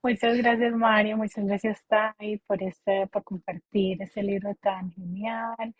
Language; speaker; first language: Spanish; native; Spanish